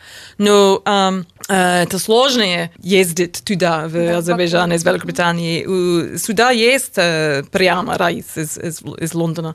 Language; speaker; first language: Russian; non-native, learner; English